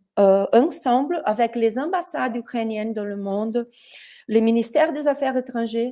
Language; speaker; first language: French; non-native, fluent; Portuguese